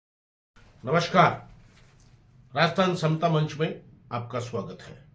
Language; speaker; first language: Hindi; native; Hindi